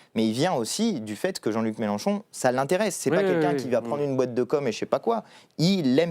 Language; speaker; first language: French; native; French